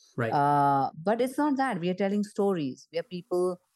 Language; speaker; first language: English; non-native, local second language; Marathi